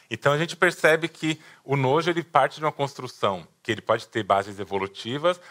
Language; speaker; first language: Portuguese; native; Portuguese